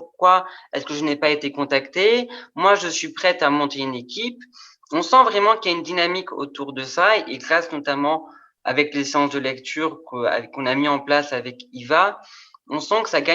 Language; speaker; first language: French; native; French